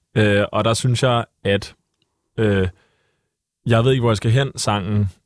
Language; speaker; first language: Danish; native; Danish